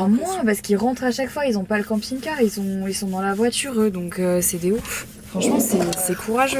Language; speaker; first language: French; native; French